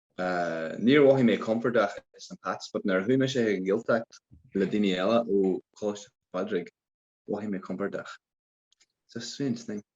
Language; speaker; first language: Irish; non-native, local second language; English